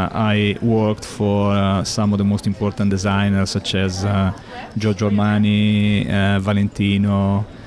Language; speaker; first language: English; non-native, fluent; Italian